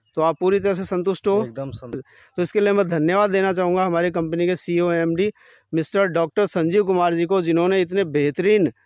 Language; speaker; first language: Hindi; native; Hindi